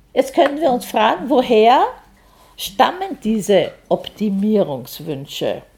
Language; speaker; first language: German; native; German